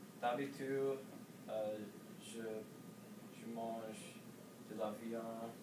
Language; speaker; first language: French; non-native, learner; English